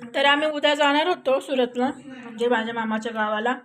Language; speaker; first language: Marathi; non-native, local second language; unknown